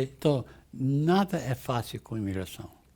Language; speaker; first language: Portuguese; non-native, fluent; English